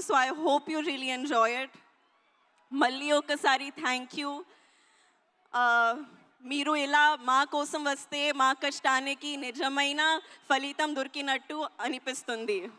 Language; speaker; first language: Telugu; non-native, learner; Hindi